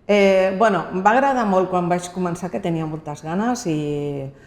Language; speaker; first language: Catalan; non-native, local second language; Spanish